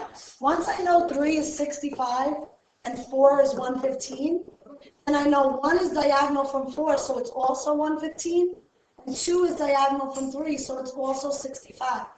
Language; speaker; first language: English; native; English